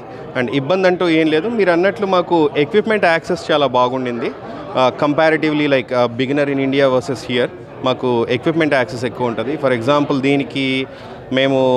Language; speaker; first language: Telugu; native; Telugu